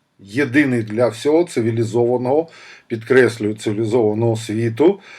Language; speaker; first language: Ukrainian; non-native, local second language; Russian